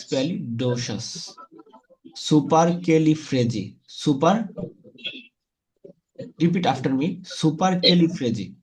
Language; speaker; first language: English; non-native, fluent; Bangla